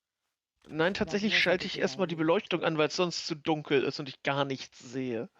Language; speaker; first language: German; native; German